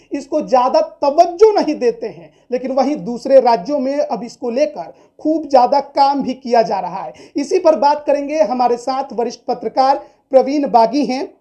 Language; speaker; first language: Hindi; native; Hindi